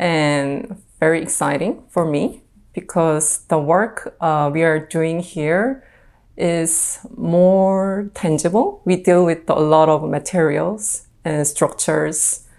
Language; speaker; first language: English; non-native, fluent; Korean